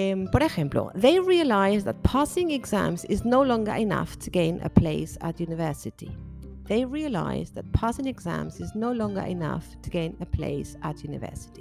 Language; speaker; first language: English; non-native, fluent; Spanish